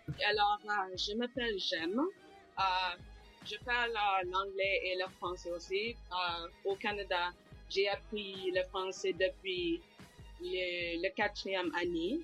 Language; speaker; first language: French; non-native, local second language; English